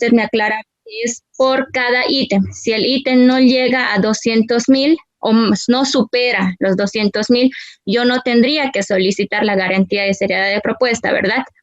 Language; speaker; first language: Spanish; native; Spanish